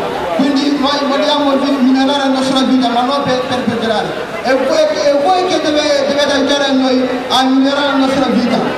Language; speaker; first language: Italian; non-native, learner; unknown